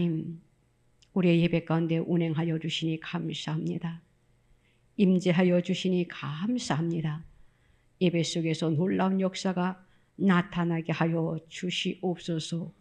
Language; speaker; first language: Korean; native; Korean